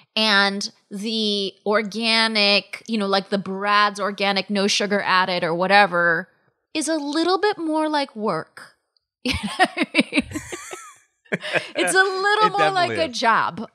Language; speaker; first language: English; native; English